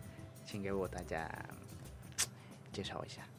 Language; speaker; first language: Chinese; non-native, fluent; Spanish